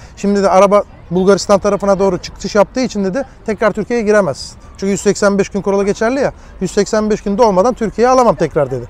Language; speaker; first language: Turkish; early bilingual, heritage; Turkish